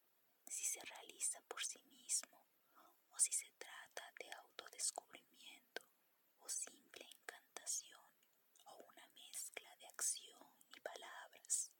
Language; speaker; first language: Spanish; native; Spanish